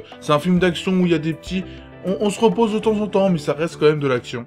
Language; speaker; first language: French; native; French